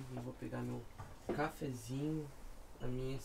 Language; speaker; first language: Portuguese; native; Portuguese